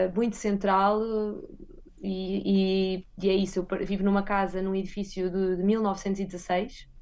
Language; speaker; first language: Portuguese; native; Portuguese